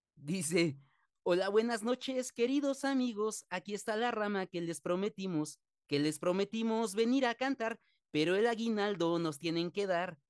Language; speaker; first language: Spanish; native; Spanish